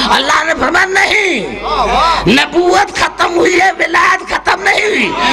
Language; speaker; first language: Urdu; non-native, local second language; Sindhi